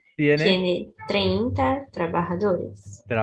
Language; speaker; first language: Spanish; non-native, learner; Portuguese